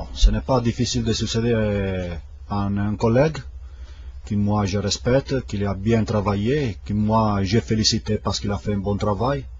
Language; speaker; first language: French; non-native, fluent; Italian